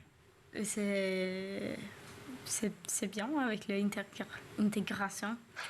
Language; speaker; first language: French; non-native, learner; Swedish